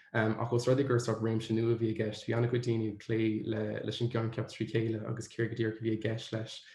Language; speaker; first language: Irish; native; Irish